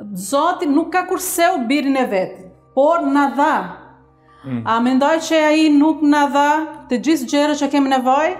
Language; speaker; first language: Albanian; non-native, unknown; Portuguese